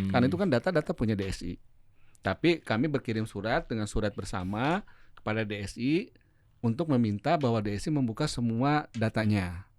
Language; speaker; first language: Indonesian; native; Indonesian